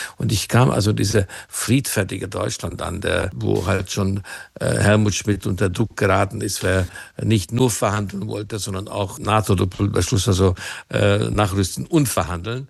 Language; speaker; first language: German; non-native, fluent; Hungarian